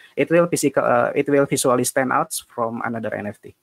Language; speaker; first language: English; non-native, fluent; Indonesian